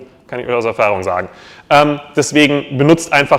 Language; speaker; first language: German; native; German